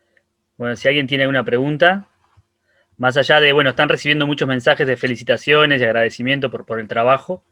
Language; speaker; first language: Spanish; native; Spanish